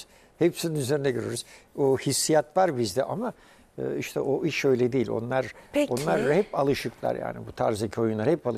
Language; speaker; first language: Turkish; native; Turkish